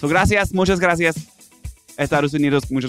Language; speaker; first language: Spanish; non-native, learner; English